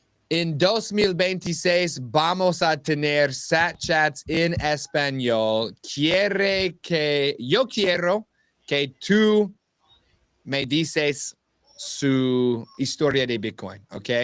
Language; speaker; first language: Spanish; non-native, learner; English